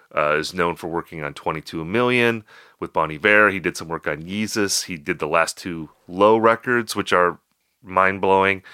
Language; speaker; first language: English; native; English